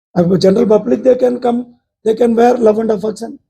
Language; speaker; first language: English; non-native, local second language; Tamil